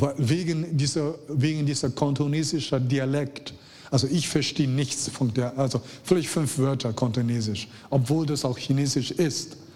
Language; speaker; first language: German; non-native, fluent; Chinese